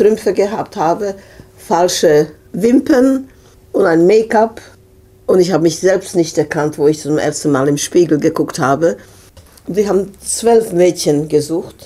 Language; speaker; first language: German; non-native, fluent; Serbian